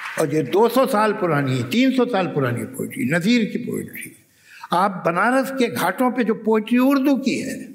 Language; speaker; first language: Urdu; native; Urdu